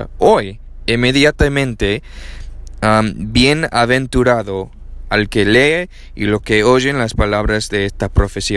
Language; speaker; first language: Spanish; non-native, learner; English